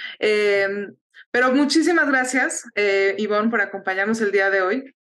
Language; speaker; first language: Spanish; native; Spanish